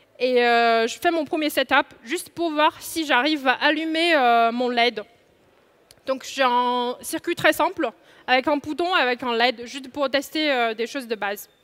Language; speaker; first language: French; non-native, fluent; Chinese